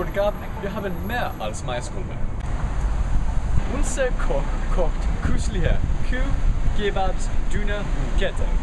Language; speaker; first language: German; non-native, learner; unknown